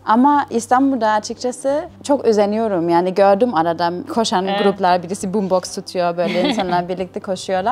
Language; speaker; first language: Turkish; non-native, fluent; German